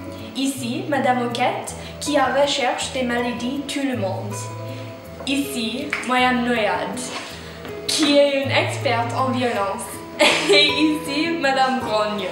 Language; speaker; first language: French; non-native, learner; English